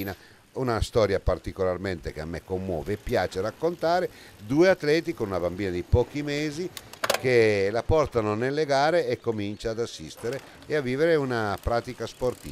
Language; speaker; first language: Italian; native; Italian